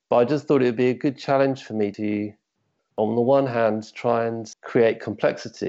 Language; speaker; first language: English; native; English